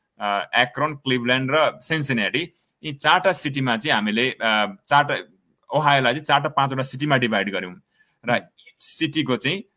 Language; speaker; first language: Nepali; native; Nepali